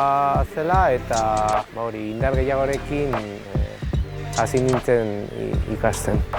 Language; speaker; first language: Basque; non-native, fluent; Spanish